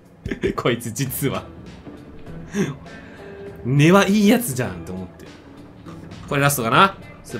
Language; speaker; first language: Japanese; native; Japanese